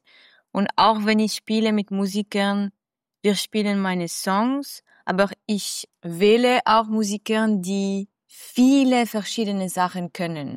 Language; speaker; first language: German; non-native, fluent; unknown